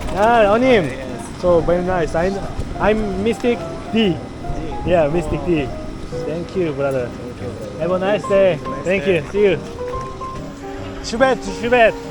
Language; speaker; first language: English; non-native, learner; Korean